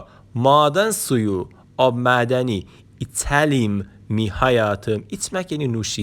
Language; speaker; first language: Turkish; non-native, fluent; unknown